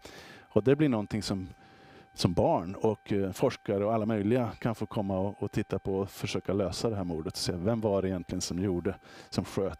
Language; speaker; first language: Swedish; native; Swedish